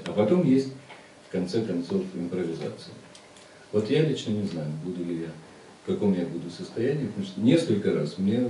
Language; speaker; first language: Russian; native; Russian